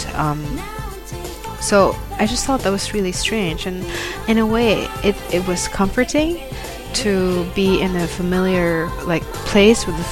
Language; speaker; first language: English; non-native, local second language; Filipino